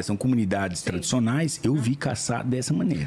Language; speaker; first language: Portuguese; native; Portuguese